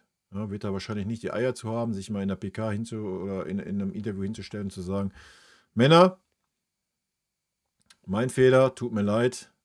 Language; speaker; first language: German; native; German